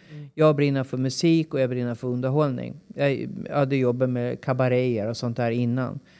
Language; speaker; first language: Swedish; native; Swedish